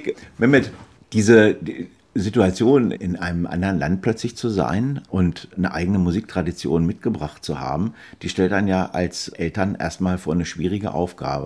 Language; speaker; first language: German; native; German